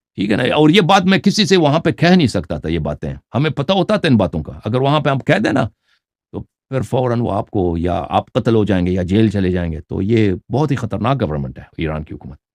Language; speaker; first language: Urdu; non-native, fluent; Persian